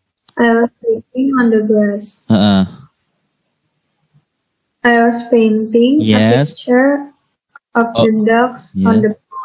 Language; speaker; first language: English; non-native, learner; Indonesian